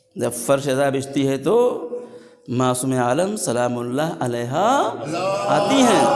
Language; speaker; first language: Urdu; native; Urdu